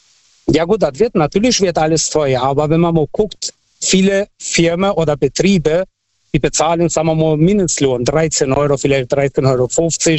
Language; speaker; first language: German; non-native, fluent; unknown